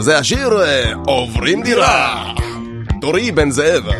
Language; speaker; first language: Hebrew; native; Hebrew